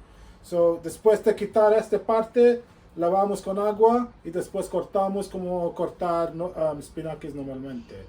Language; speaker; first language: Spanish; non-native, fluent; Bangla